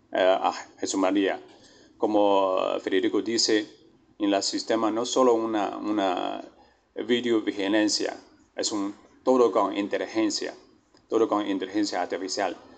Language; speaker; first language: Spanish; non-native, learner; Chinese